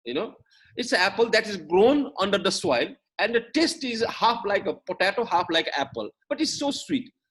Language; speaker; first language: English; non-native, local second language; Nepali